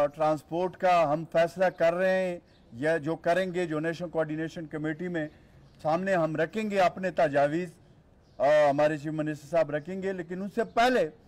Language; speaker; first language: Urdu; non-native, local second language; Pashto